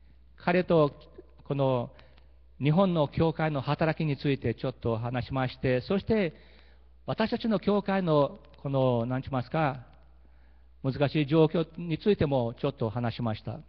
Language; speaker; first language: Japanese; early bilingual, heritage; Portuguese